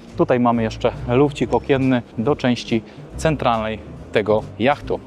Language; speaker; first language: Polish; native; Polish